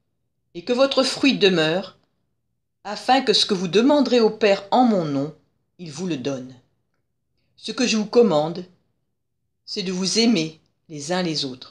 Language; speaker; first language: French; native; French